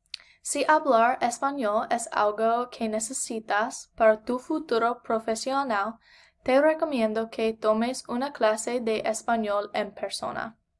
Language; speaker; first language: Spanish; non-native, learner; English